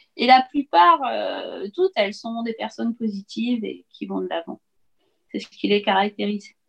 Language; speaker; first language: French; native; French